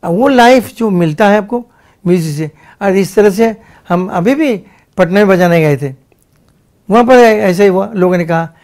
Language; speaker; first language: Hindi; non-native, local second language; Bangla